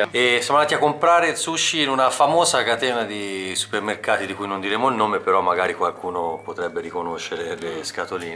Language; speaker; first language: Italian; native; Italian